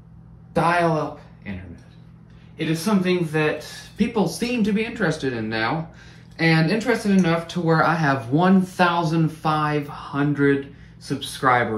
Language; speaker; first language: English; native; English